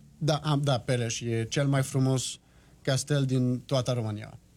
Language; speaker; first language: Romanian; non-native, learner; French